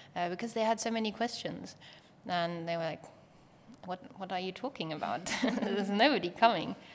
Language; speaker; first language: English; non-native, fluent; German